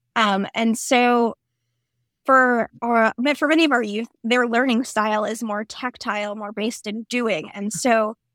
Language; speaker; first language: English; native; English